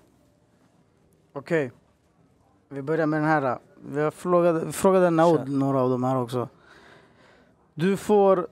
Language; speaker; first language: Swedish; native; Swedish